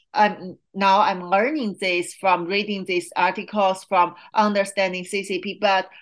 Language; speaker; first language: English; non-native, fluent; Chinese